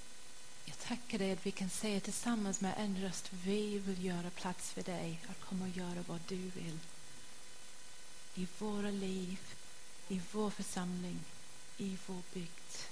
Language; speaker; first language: Swedish; non-native, fluent; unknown